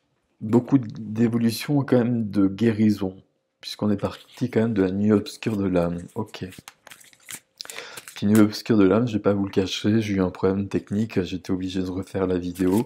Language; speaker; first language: French; native; French